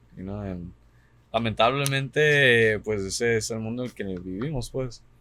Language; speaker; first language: Spanish; early bilingual, heritage; Spanish